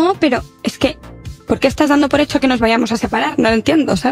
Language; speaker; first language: Spanish; native; Spanish